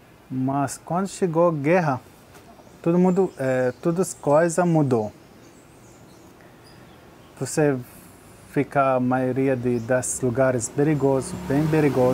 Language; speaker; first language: Portuguese; non-native, learner; Arabic